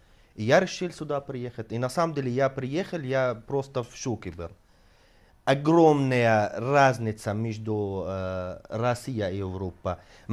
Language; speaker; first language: Russian; non-native, fluent; Arabic